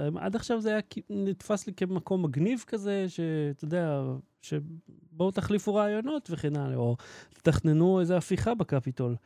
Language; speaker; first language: Hebrew; native; Hebrew